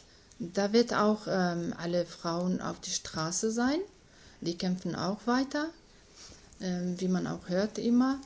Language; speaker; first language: German; non-native, learner; Kurdish